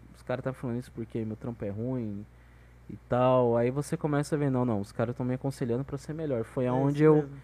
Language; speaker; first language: Portuguese; native; Portuguese